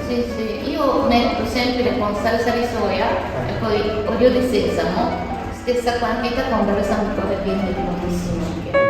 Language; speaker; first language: Italian; non-native, fluent; Japanese